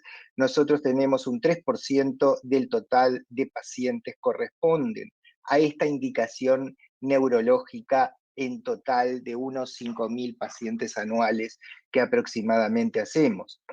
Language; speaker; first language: Spanish; native; Spanish